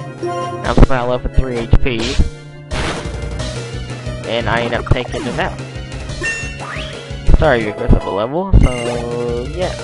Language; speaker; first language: English; native; English